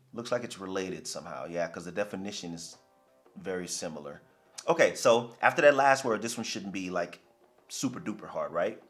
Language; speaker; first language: English; native; English